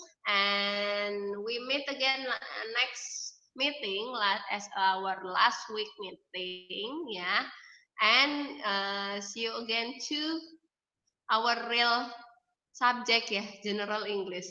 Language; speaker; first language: English; non-native, fluent; Indonesian